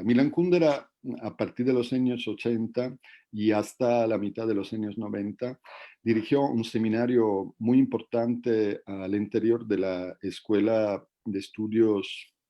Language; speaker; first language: Spanish; non-native, fluent; Italian